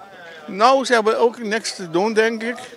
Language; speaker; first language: Dutch; non-native, local second language; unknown